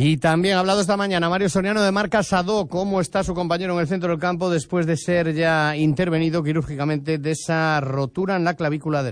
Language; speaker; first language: Spanish; native; Spanish